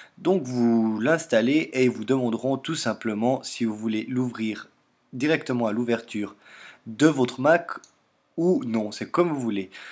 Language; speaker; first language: French; native; French